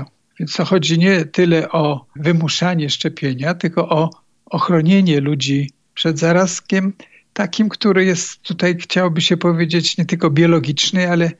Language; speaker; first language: Polish; native; Polish